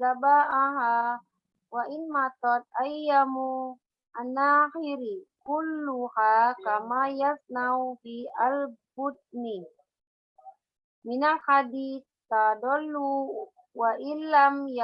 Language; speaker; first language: Arabic; non-native, learner; Indonesian